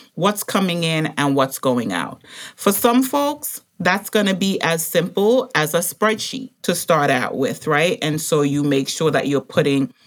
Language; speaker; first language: English; native; English